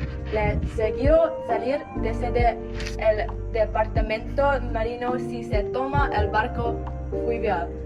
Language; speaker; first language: Spanish; non-native, learner; Thai